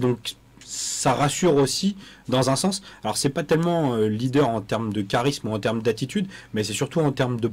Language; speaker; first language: French; native; French